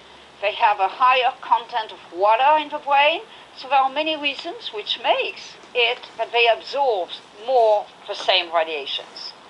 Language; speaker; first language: English; non-native, fluent; French